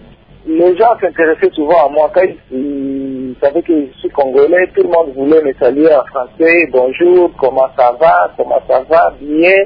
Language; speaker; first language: French; non-native, local second language; Swahili